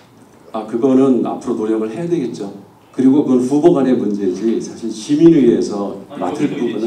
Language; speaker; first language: Korean; native; Korean